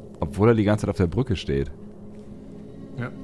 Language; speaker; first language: German; native; German